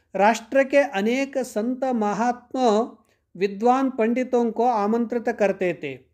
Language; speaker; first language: Hindi; non-native, local second language; Kannada